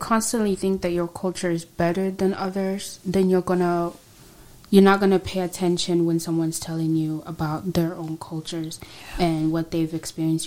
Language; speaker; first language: English; non-native, local second language; Swahili